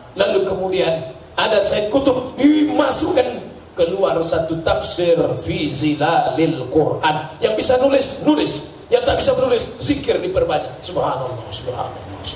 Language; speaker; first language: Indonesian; native; Indonesian